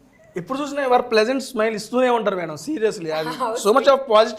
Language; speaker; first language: Telugu; native; Telugu